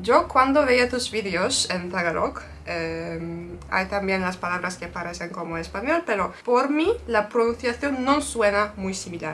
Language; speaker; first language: Spanish; non-native, fluent; Turkish